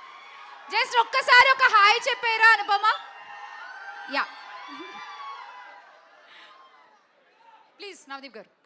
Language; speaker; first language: Telugu; native; Telugu